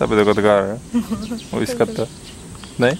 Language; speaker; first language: Japanese; non-native, fluent; Russian